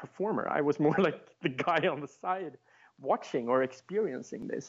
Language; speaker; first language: English; non-native, fluent; Swedish